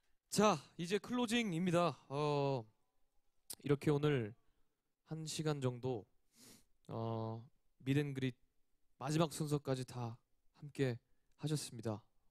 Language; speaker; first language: Korean; native; Korean